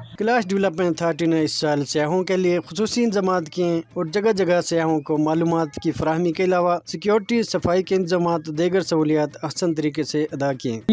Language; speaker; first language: Urdu; non-native, local second language; Khowar